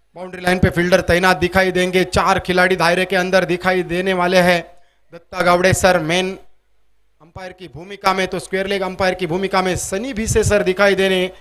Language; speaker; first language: Hindi; non-native, local second language; Marathi